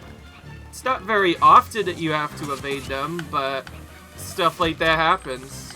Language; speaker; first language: English; native; English